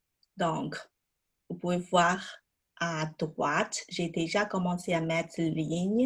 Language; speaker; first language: French; non-native, fluent; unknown